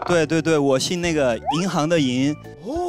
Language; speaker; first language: Chinese; native; Chinese